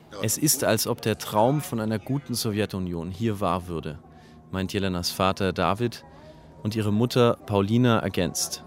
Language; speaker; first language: German; native; German